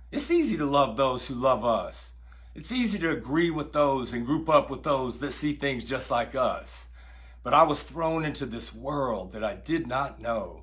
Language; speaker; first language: English; native; English